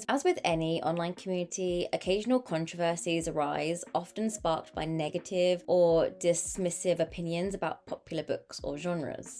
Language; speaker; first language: English; native; English